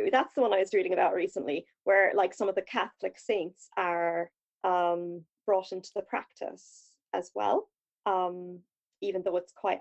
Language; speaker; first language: English; native; English